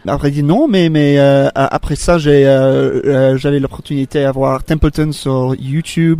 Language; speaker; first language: French; non-native, fluent; English